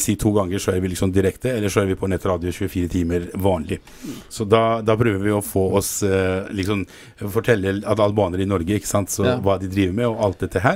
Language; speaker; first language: Norwegian; non-native, local second language; Albanian